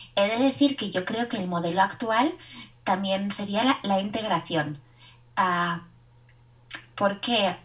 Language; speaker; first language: Spanish; native; Spanish